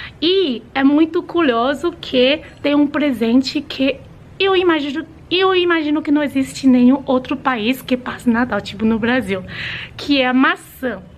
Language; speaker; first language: Portuguese; non-native, fluent; Chinese